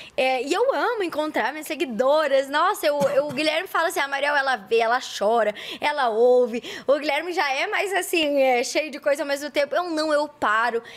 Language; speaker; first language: Portuguese; native; Portuguese